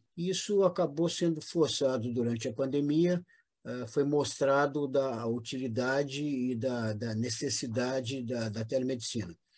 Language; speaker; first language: Portuguese; native; Portuguese